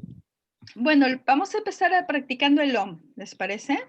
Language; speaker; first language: Spanish; native; Spanish